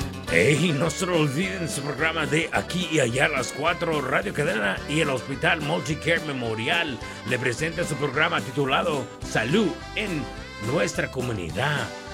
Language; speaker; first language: Spanish; early bilingual, heritage; Spanish